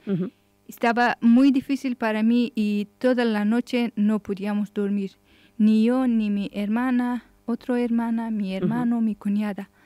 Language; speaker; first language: Spanish; non-native, learner; Persian